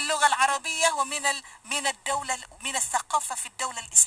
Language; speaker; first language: Arabic; non-native, fluent; Malay